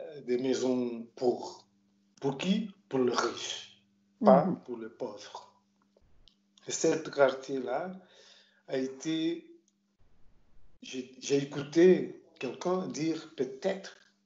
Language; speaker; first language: French; non-native, local second language; Portuguese